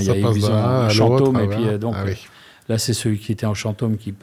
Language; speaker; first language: French; native; French